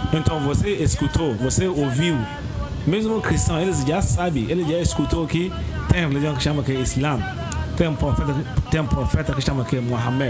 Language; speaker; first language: Portuguese; non-native, learner; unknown